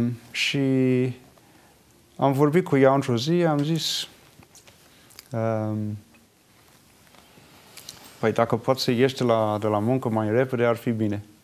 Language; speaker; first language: Romanian; non-native, fluent; English